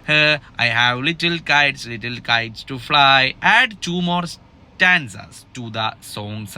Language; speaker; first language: English; non-native, local second language; Malayalam